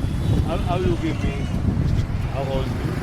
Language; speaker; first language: English; non-native, learner; Hebrew